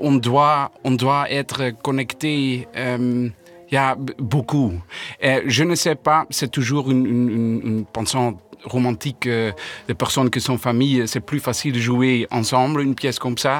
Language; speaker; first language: French; non-native, learner; Dutch